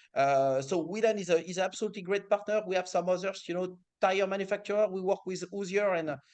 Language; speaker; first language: English; non-native, fluent; French